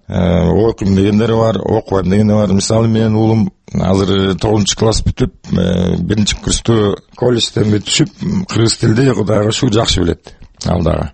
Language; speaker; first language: Kyrgyz; non-native, local second language; Russian